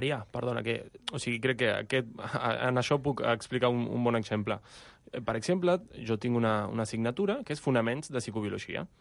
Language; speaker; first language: Catalan; non-native, fluent; Spanish